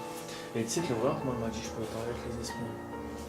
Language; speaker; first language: French; native; French